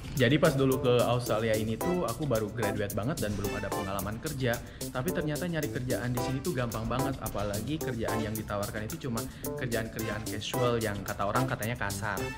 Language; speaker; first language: Indonesian; native; Indonesian